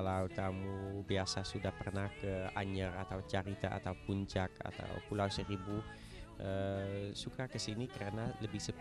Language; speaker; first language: Indonesian; non-native, fluent; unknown